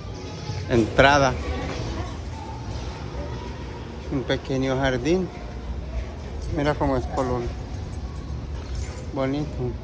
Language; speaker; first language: Spanish; non-native, learner; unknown